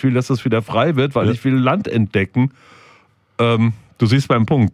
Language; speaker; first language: German; native; German